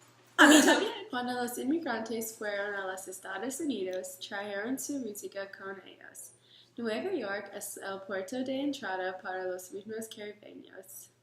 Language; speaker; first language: Spanish; non-native, learner; English